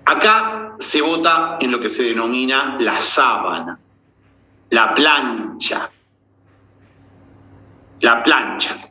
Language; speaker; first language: Spanish; native; Spanish